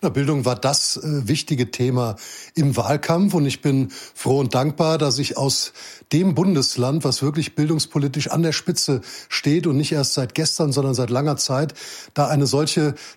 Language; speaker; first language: German; native; German